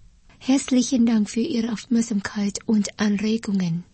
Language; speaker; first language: German; non-native, fluent; Vietnamese